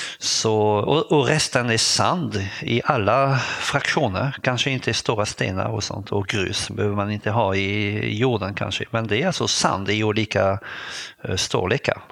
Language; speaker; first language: Swedish; non-native, fluent; French